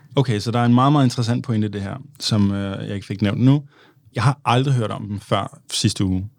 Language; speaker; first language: Danish; early bilingual, other home language; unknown